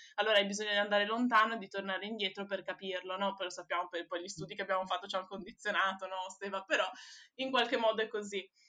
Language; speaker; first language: Italian; native; Italian